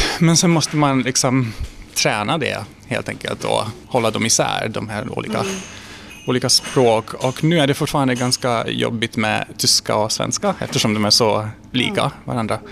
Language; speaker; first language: Swedish; non-native, fluent; Romanian